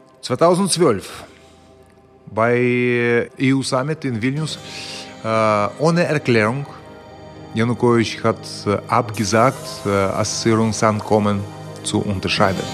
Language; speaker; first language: German; non-native, fluent; Russian